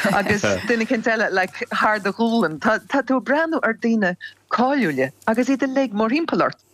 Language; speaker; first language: Irish; non-native, local second language; English